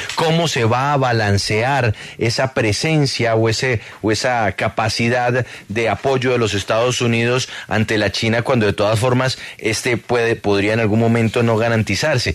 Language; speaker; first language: Spanish; native; Spanish